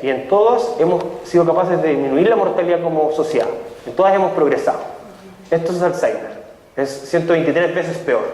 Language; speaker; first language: Spanish; native; Spanish